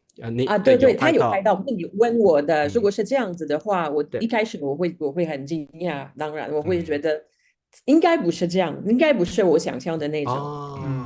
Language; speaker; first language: Chinese; non-native, fluent; Spanish